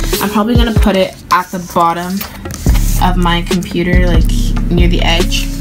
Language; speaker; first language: English; native; English